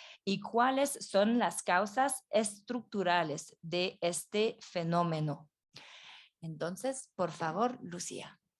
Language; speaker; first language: Spanish; non-native, fluent; French